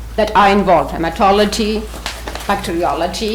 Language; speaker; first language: English; non-native, fluent; Spanish